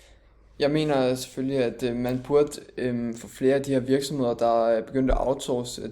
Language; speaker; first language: Danish; native; Danish